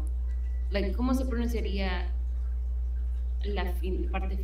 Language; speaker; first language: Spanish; early bilingual, heritage; Spanish